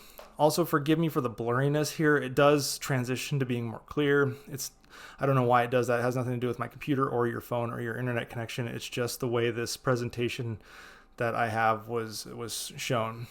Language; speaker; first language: English; native; English